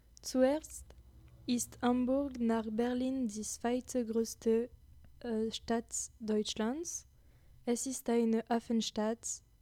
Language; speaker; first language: German; non-native, learner; French